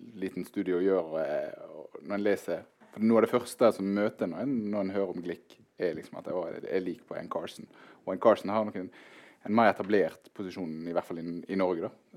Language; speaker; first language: Norwegian; native; Norwegian